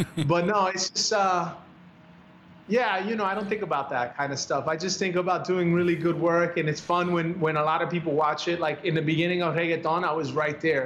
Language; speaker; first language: English; early bilingual, other home language; Spanish